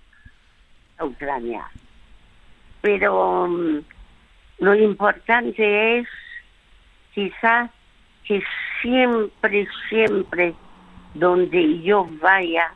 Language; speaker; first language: Spanish; early bilingual, other home language; French